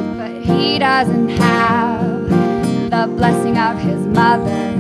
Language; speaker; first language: English; native; English